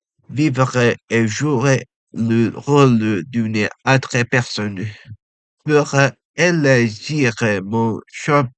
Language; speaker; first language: French; non-native, learner; Japanese